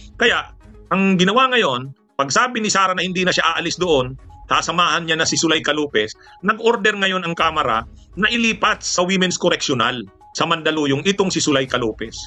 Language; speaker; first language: Filipino; native; Filipino